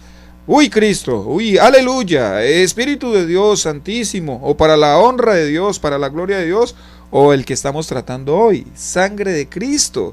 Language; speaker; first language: Spanish; native; Spanish